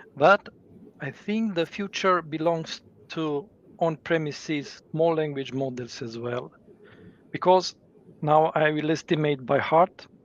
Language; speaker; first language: English; non-native, fluent; Romanian